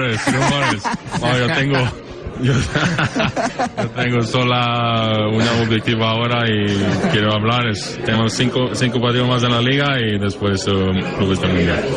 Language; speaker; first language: Spanish; non-native, learner; Norwegian